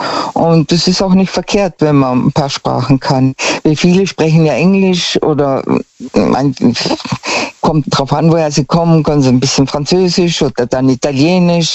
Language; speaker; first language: German; native; German